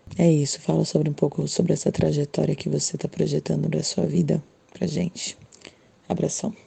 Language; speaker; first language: Portuguese; native; Portuguese